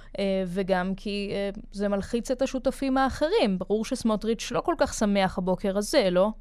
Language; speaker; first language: Hebrew; native; Hebrew